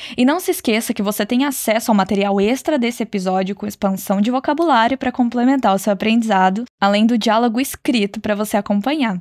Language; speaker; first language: Portuguese; native; Portuguese